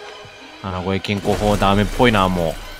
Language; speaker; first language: Japanese; native; Japanese